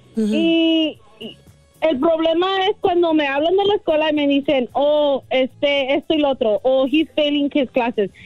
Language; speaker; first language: Spanish; early bilingual, heritage; Spanish